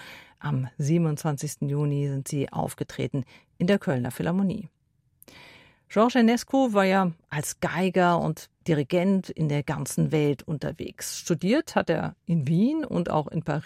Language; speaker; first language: German; native; German